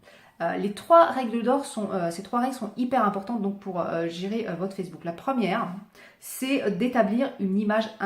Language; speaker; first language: French; native; French